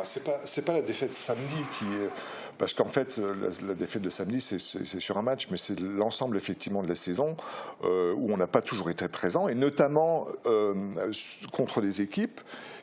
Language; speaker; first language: French; native; French